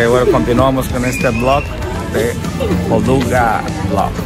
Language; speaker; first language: Spanish; native; Spanish